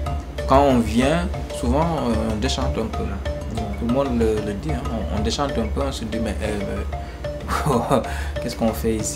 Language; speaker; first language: French; non-native, local second language; Fula